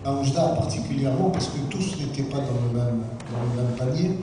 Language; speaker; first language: French; non-native, local second language; Arabic